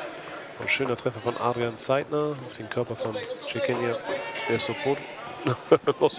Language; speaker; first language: German; native; German